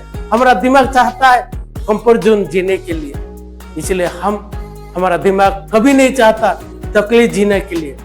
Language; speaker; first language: Hindi; non-native, local second language; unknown